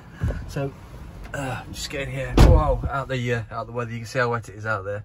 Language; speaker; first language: English; native; English